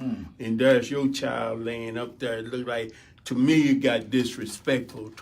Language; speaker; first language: English; native; English